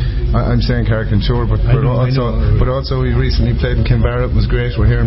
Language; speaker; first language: English; native; English